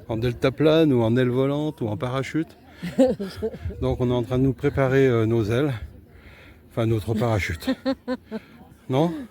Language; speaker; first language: French; native; French